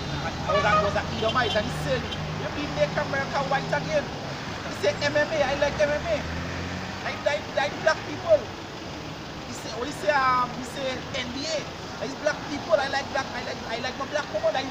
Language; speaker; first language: English; native; English